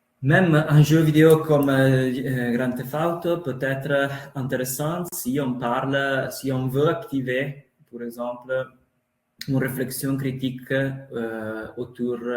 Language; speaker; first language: French; non-native, fluent; Italian